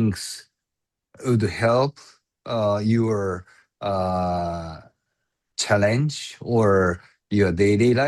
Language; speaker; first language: English; non-native, learner; Japanese